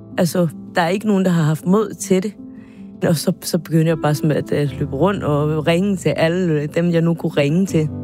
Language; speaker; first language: Danish; non-native, fluent; Spanish